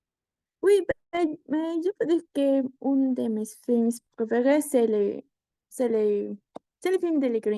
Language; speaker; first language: French; non-native, learner; Spanish